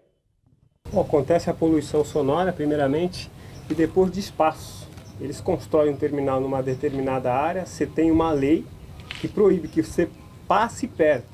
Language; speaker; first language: Portuguese; native; Portuguese